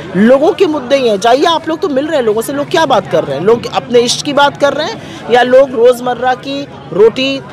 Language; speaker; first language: Hindi; native; Hindi